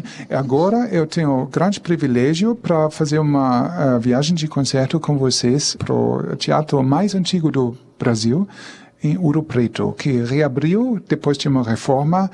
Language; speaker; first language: Portuguese; non-native, fluent; German